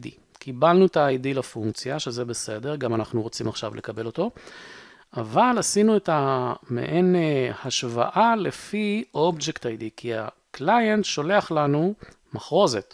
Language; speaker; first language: Hebrew; native; Hebrew